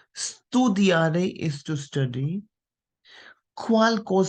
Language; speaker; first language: English; non-native, local second language; Hindi